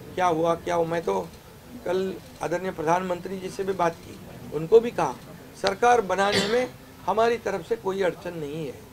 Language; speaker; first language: Hindi; non-native, local second language; Marathi